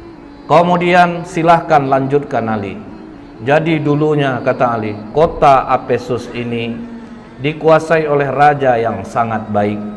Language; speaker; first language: Indonesian; native; Indonesian